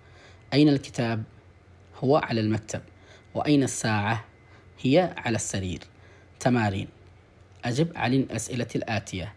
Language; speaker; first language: Arabic; non-native, fluent; Tamil